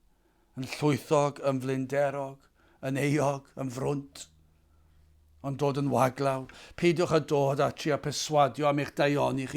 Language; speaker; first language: Welsh; native; Welsh